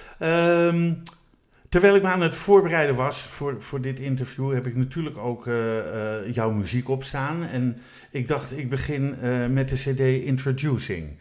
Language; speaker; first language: Dutch; native; Dutch